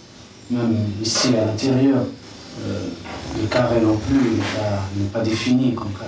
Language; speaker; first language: French; non-native, local second language; Arabic